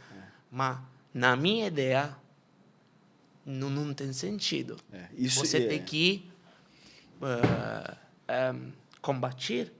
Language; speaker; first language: Portuguese; non-native, fluent; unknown